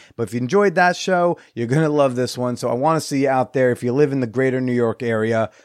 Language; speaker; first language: English; native; English